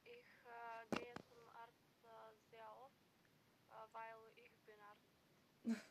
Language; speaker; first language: German; non-native, learner; Macedonian